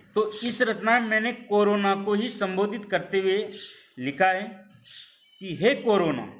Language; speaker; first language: Hindi; native; Hindi